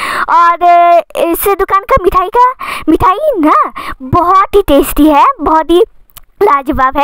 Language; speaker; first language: Hindi; non-native, local second language; Bangla